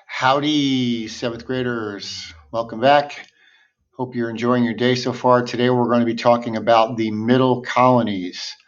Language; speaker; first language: English; native; English